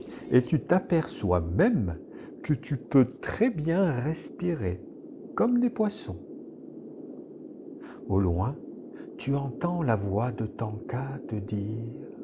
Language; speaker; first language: French; native; French